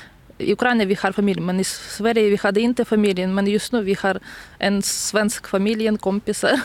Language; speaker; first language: Swedish; non-native, learner; Ukrainian